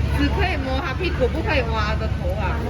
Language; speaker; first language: Chinese; native; Chinese